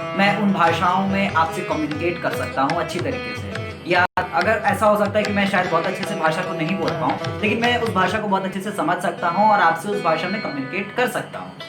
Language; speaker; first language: Hindi; native; Hindi